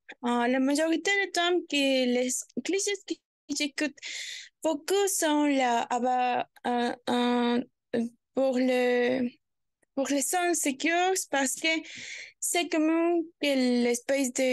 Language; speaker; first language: French; non-native, learner; Spanish